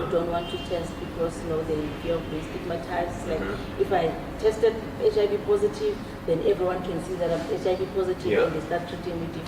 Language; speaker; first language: English; non-native, local second language; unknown